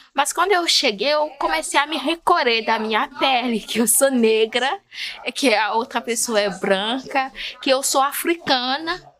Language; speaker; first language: Portuguese; non-native, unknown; Fon